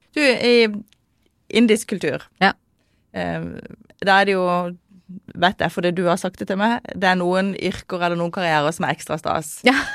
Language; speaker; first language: Norwegian; native; Norwegian